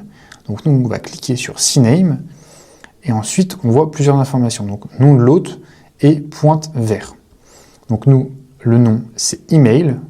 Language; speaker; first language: French; native; French